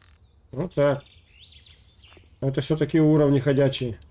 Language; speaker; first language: Russian; native; Russian